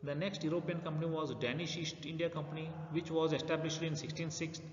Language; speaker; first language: English; non-native, local second language; Kannada